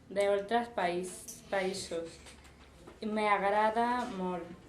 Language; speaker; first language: Catalan; non-native, learner; Spanish